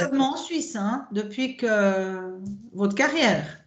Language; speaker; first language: French; native; French